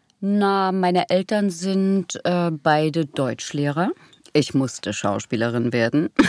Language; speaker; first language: German; native; German